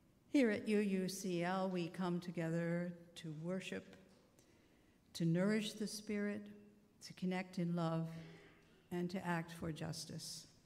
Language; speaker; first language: English; native; English